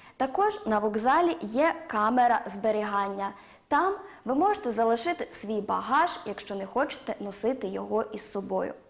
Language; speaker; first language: Ukrainian; native; Ukrainian